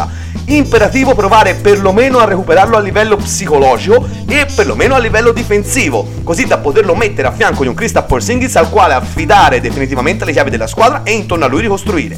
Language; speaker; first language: Italian; native; Italian